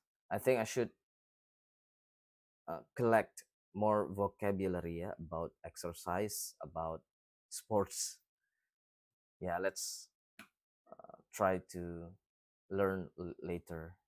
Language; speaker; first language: English; non-native, fluent; Indonesian